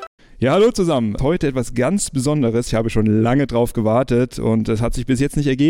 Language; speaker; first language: German; native; German